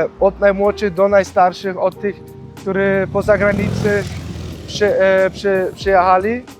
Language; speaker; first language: Polish; early bilingual, heritage; Polish